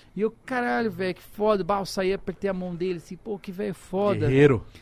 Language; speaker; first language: Portuguese; native; Portuguese